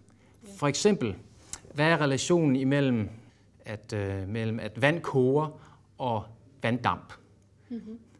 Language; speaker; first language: Danish; native; Danish